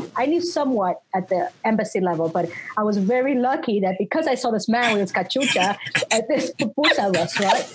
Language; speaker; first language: English; early bilingual, other home language; Spanish